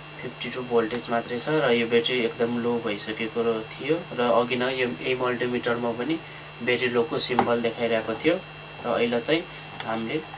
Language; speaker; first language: Nepali; native; Nepali